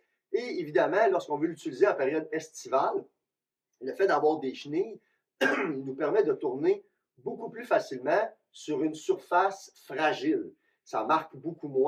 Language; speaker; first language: French; native; French